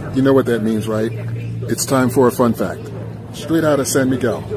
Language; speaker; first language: English; native; English